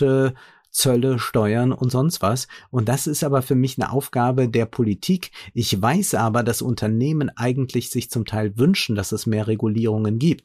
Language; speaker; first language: German; native; German